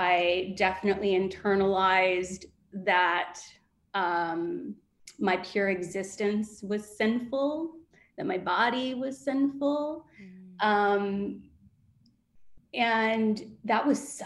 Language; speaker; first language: English; native; English